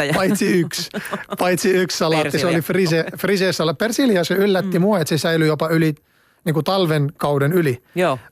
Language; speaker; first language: Finnish; non-native, fluent; Arabic